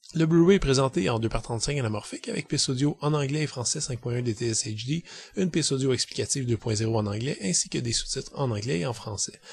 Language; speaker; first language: French; native; French